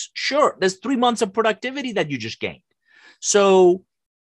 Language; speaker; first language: English; non-native, fluent; Persian